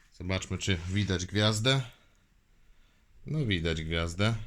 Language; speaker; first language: Polish; native; Polish